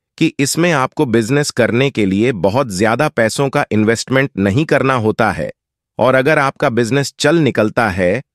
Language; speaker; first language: Hindi; native; Hindi